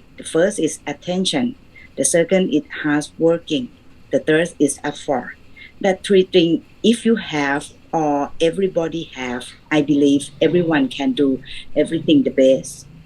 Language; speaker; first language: English; non-native, learner; Thai